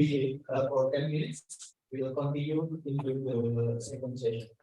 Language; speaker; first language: English; non-native, learner; Indonesian